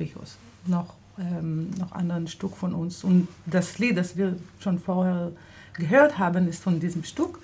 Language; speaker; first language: German; non-native, fluent; Hebrew